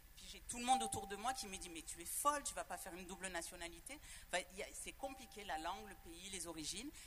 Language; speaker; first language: French; native; French